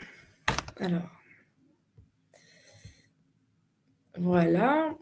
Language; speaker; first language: French; native; French